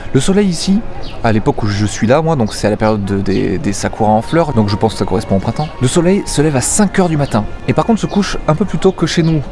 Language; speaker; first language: French; native; French